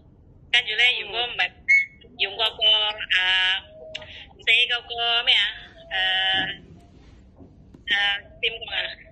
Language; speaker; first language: Cantonese; non-native, learner; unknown